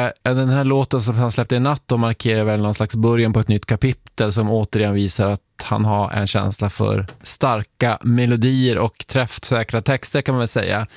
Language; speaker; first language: Swedish; native; Swedish